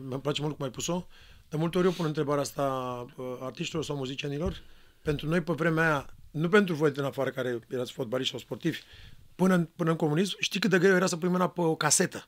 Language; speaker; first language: Romanian; native; Romanian